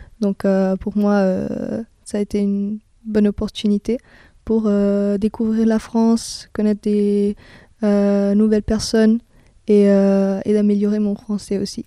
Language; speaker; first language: French; non-native, fluent; Italian